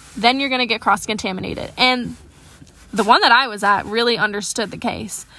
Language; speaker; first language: English; native; English